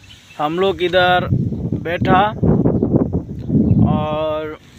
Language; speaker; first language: Hindi; non-native, learner; Bangla